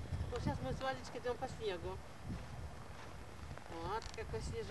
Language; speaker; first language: Russian; native; Russian